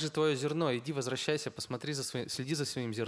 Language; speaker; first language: Russian; native; Russian